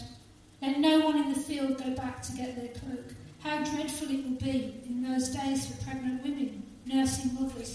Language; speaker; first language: English; native; English